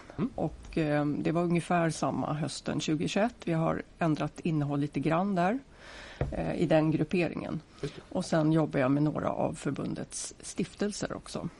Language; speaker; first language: Swedish; native; Swedish